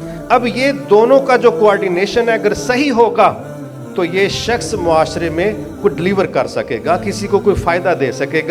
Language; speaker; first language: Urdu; non-native, local second language; Punjabi